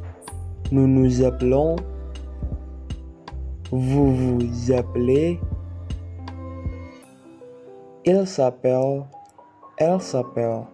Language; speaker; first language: French; non-native, learner; Indonesian